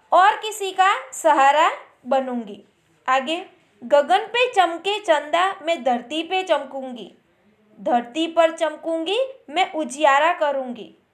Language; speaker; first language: Hindi; non-native, local second language; Gujarati